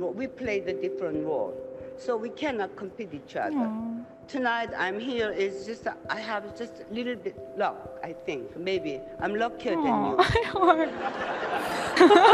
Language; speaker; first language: English; non-native, fluent; Korean